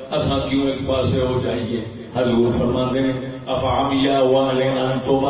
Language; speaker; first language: Urdu; non-native, local second language; Punjabi